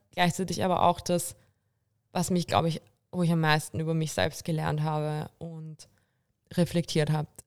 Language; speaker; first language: German; early bilingual, other home language; Bulgarian